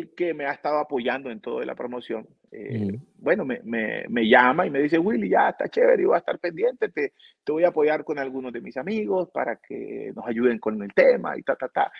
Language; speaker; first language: Spanish; native; Spanish